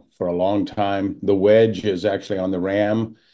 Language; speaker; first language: English; native; English